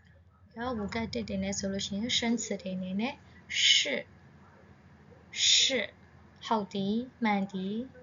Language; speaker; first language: Chinese; non-native, fluent; Burmese